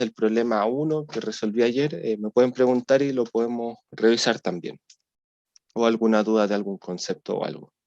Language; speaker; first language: Spanish; native; Spanish